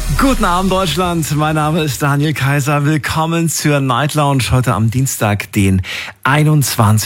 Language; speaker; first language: German; native; German